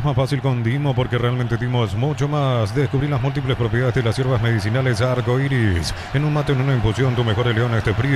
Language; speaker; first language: Spanish; native; Spanish